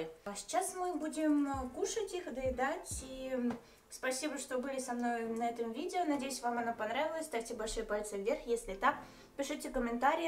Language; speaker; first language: Russian; native; Russian